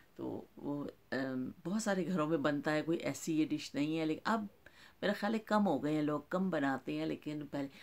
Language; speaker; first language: Urdu; non-native, local second language; Punjabi